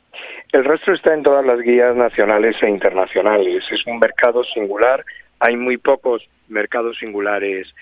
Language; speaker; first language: Spanish; native; Spanish